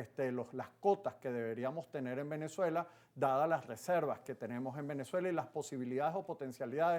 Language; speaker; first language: Spanish; native; Spanish